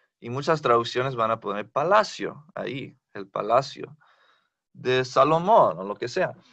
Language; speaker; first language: Spanish; non-native, fluent; English